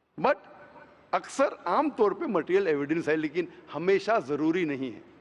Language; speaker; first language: Hindi; non-native, local second language; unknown